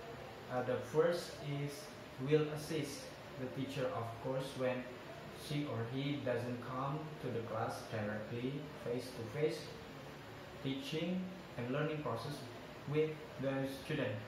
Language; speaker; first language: English; non-native, learner; Indonesian